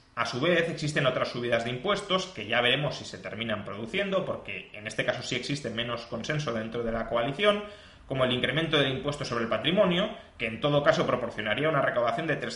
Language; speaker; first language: Spanish; native; Spanish